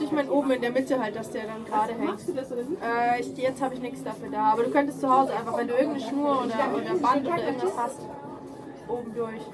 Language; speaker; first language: German; native; German